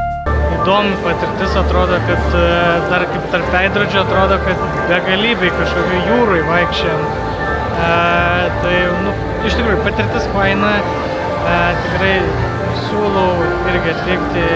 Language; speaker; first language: Lithuanian; native; Lithuanian